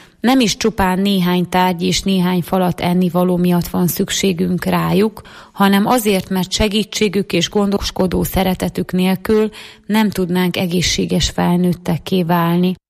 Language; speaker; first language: Hungarian; native; Hungarian